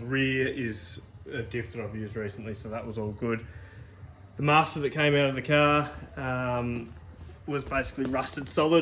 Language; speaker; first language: English; native; English